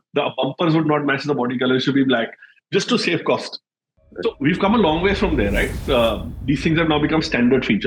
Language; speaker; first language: English; non-native, local second language; Hindi